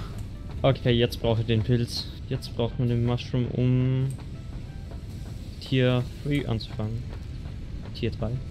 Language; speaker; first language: German; native; German